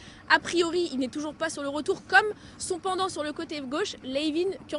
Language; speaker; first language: French; native; French